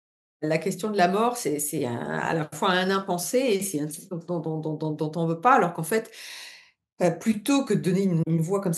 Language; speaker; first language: French; native; French